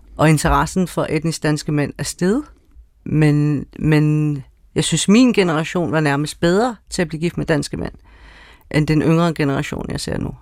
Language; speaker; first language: Danish; early bilingual, other home language; Persian